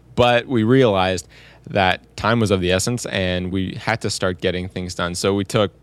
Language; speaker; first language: English; native; English